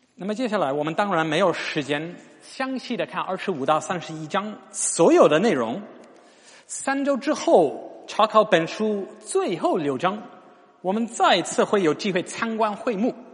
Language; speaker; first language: Chinese; non-native, fluent; English